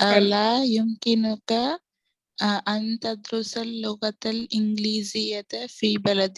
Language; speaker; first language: Arabic; non-native, learner; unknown